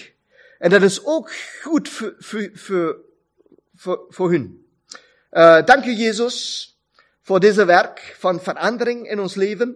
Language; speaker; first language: German; non-native, learner; Dutch